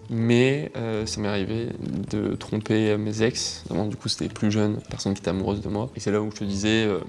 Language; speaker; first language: French; native; French